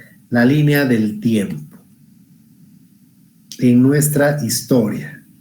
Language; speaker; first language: Spanish; native; Spanish